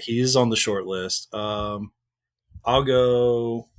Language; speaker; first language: English; native; English